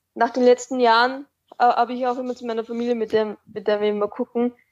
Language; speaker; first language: German; native; German